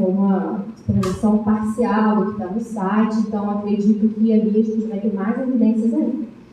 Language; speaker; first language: Portuguese; native; Portuguese